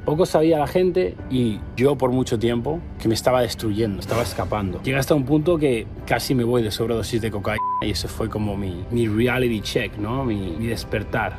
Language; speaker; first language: Spanish; native; Spanish